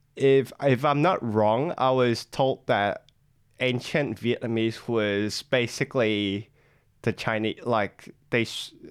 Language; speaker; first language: English; non-native, fluent; Vietnamese